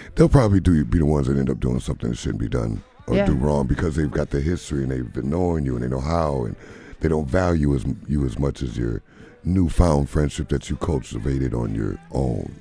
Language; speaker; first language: English; native; English